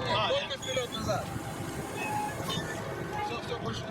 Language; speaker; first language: Russian; native; Russian